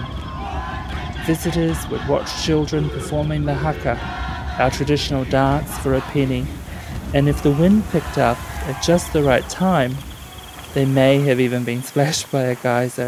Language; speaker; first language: English; native; English